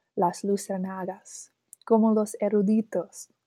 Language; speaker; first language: Spanish; non-native, learner; English